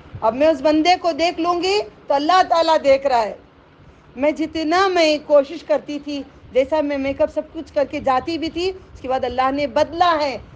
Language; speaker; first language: Urdu; native; Urdu